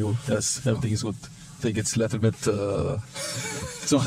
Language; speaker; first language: English; non-native, fluent; Arabic